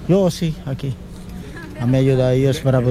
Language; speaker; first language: Spanish; non-native, learner; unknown